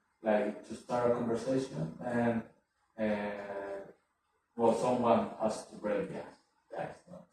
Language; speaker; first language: English; non-native, learner; Spanish